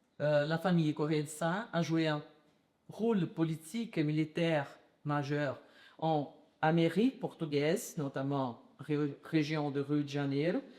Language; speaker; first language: French; non-native, learner; Portuguese